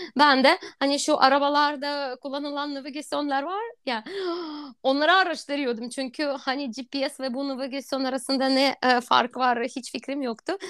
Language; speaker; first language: Turkish; non-native, fluent; Russian